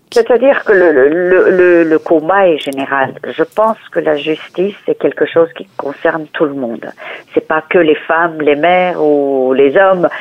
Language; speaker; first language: French; early bilingual, other home language; Persian